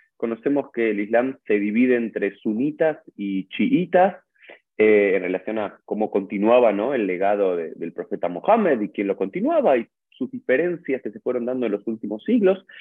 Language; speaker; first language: Spanish; native; Spanish